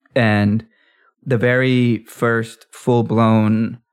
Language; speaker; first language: English; early bilingual, other home language; Spanish